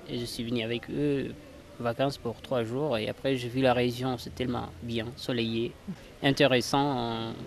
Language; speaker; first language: French; non-native, local second language; Fula